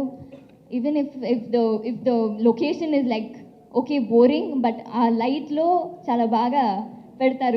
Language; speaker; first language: Telugu; non-native, local second language; Tamil